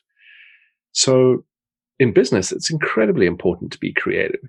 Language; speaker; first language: English; native; English